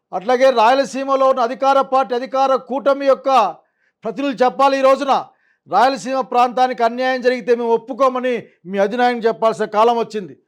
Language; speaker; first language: Telugu; native; Telugu